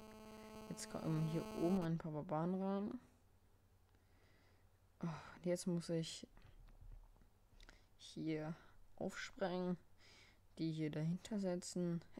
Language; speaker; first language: German; native; German